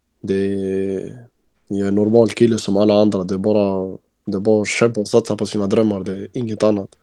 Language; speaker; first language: Swedish; early bilingual, other home language; Albanian